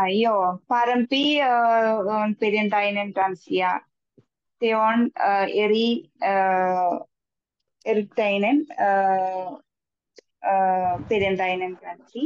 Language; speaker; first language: Finnish; non-native, learner; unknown